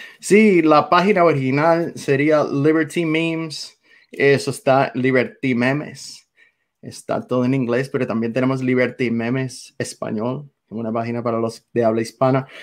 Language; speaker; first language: Spanish; non-native, fluent; English